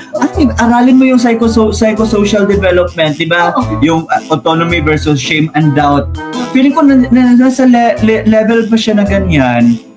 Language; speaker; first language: Filipino; non-native, local second language; Cebuano